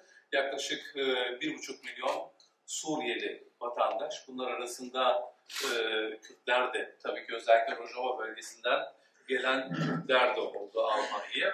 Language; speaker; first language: Turkish; early bilingual, heritage; Turkish